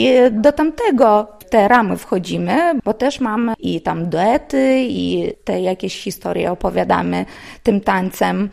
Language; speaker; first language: Polish; non-native, local second language; Lithuanian